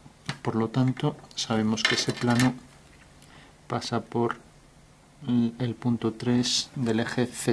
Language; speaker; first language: Spanish; native; Spanish